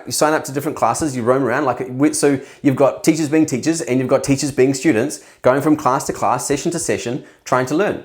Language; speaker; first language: English; native; English